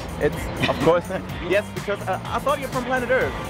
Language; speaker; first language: English; non-native, fluent; German